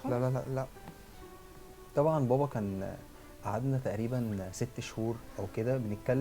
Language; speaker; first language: Arabic; native; Arabic